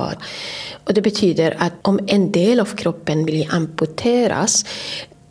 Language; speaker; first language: Swedish; non-native, fluent; Kurdish